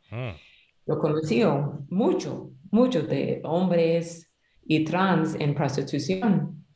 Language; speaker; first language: Spanish; non-native, learner; English